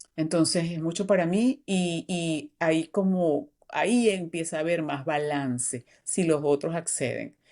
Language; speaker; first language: Spanish; native; Spanish